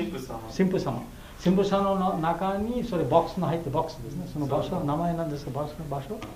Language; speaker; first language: Japanese; non-native, fluent; Bangla